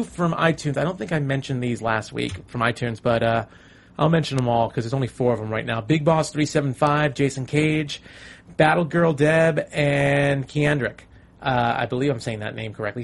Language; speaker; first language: English; native; English